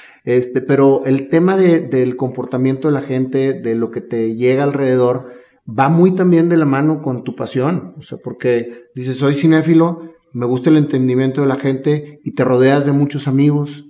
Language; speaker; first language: Spanish; native; Spanish